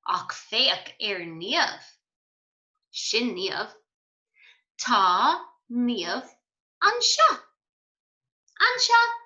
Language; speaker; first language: Irish; non-native, fluent; English